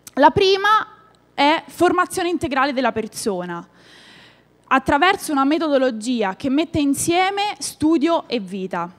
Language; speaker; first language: Italian; native; Italian